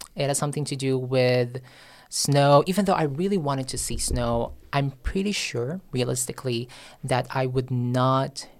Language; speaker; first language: English; non-native, local second language; Filipino